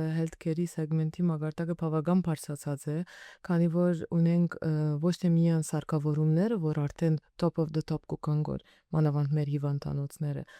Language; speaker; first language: Armenian; early bilingual, heritage; Armenian